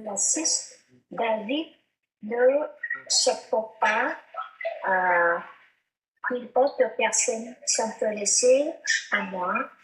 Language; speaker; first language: French; non-native, learner; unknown